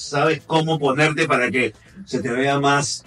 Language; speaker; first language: Spanish; native; Spanish